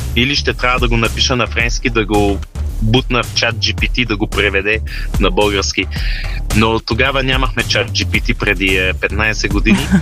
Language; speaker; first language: Bulgarian; early bilingual, heritage; Bulgarian